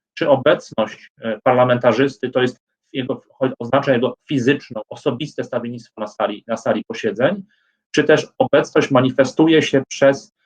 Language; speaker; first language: Polish; native; Polish